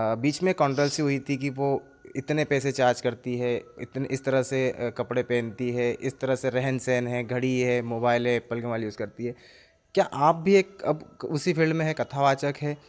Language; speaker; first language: Hindi; native; Hindi